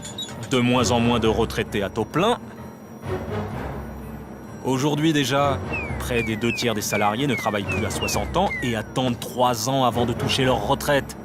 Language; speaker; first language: French; native; French